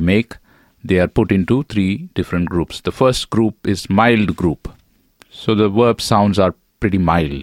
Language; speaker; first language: English; non-native, local second language; Tamil